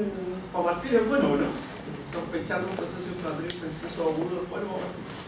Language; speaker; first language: Spanish; native; Spanish